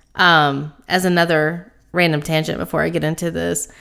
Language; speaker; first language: English; native; English